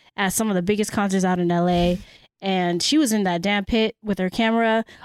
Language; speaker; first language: English; early bilingual, other home language; Cebuano